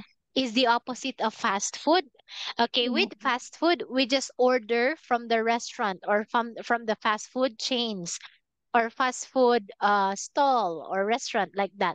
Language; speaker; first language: English; non-native, fluent; Filipino